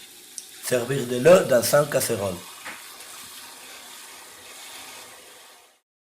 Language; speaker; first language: French; non-native, learner; Spanish